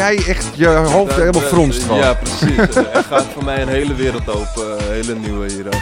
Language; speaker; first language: Dutch; native; Dutch